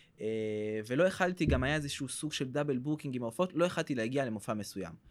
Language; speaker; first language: Hebrew; early bilingual, other home language; French